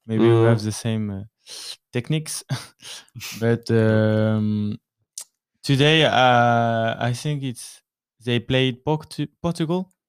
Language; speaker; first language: English; non-native, learner; French